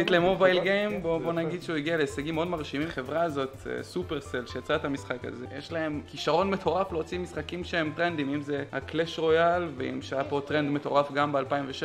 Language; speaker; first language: Hebrew; native; Hebrew